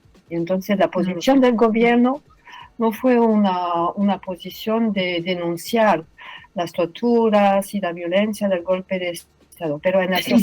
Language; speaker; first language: Spanish; non-native, fluent; French